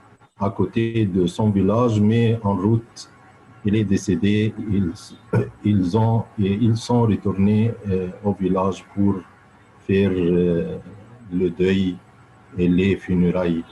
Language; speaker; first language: French; non-native, fluent; Arabic